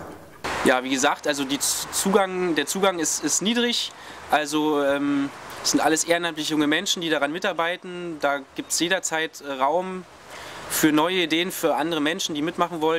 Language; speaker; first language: German; native; German